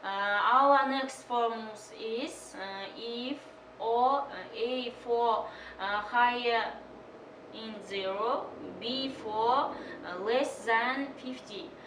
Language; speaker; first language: English; non-native, learner; Kazakh